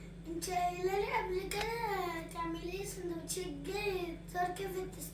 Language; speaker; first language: Arabic; native; Arabic